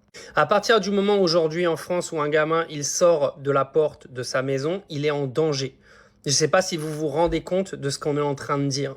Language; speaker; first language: French; native; French